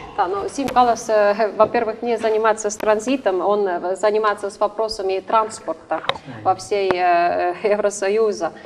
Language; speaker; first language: Russian; non-native, local second language; Estonian